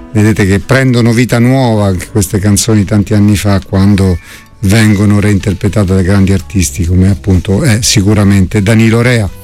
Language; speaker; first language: Italian; native; Italian